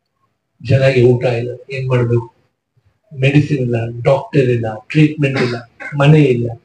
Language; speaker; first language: Kannada; non-native, local second language; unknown